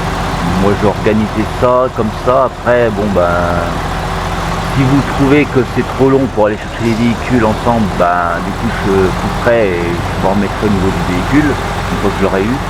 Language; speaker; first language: French; native; French